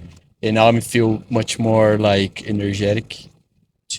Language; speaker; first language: English; non-native, fluent; Portuguese